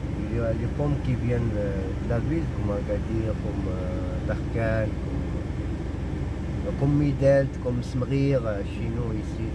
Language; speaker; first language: French; non-native, local second language; Arabic